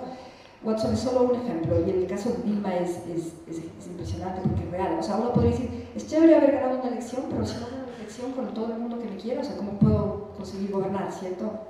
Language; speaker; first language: Spanish; native; Spanish